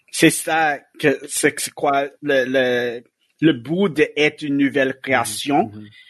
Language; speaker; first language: French; non-native, learner; English